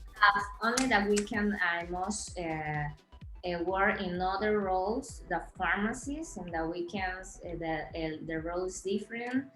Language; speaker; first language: English; non-native, learner; Spanish